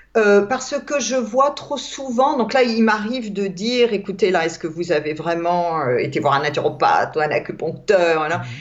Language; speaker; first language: French; native; French